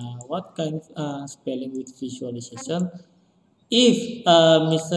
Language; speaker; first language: English; non-native, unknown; Indonesian